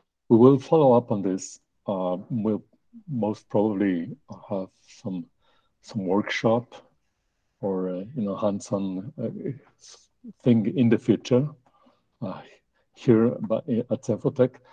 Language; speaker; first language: English; non-native, fluent; Spanish